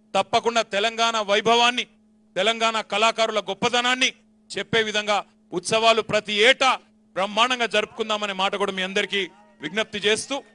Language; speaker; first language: Telugu; native; Telugu